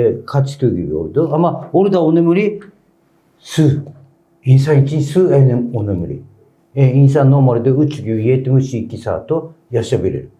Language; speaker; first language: Turkish; non-native, learner; Japanese